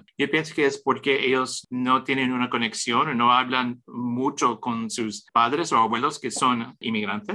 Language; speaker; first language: Spanish; early bilingual, heritage; English